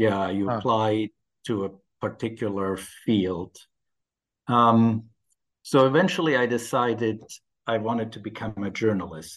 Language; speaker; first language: English; non-native, fluent; German